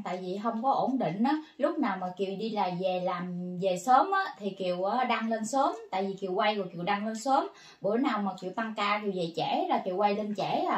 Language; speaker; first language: Vietnamese; native; Vietnamese